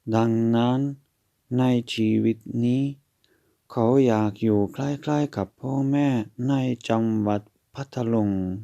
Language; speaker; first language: Thai; non-native, fluent; Hungarian